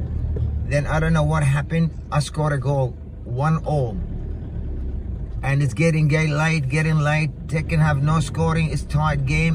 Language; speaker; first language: English; non-native, fluent; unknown